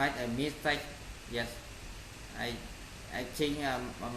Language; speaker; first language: English; non-native, learner; Vietnamese